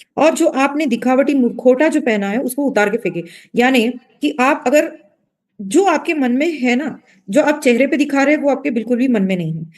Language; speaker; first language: Hindi; non-native, local second language; Marathi